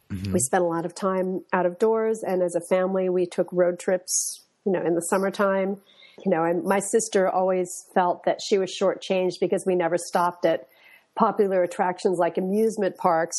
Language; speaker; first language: English; native; English